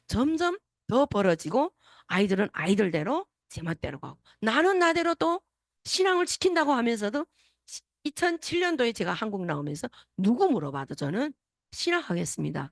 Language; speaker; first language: Korean; native; Korean